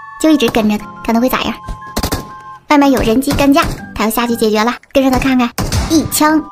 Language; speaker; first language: Chinese; native; Chinese